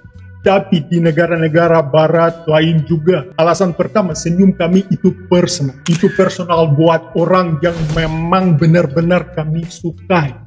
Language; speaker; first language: Indonesian; non-native, fluent; Russian